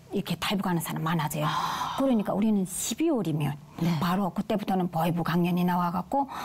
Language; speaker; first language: Korean; native; Korean